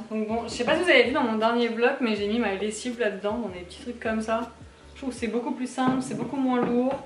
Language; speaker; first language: French; native; French